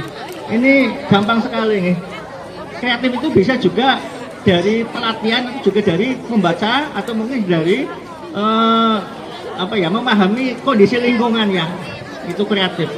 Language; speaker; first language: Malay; non-native, local second language; Javanese